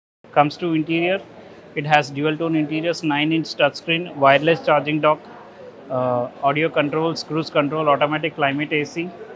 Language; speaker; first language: English; non-native, local second language; Telugu